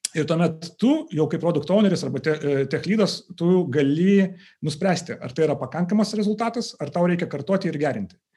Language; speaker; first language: Lithuanian; non-native, local second language; Russian